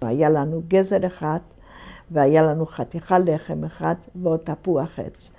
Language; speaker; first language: Hebrew; non-native, fluent; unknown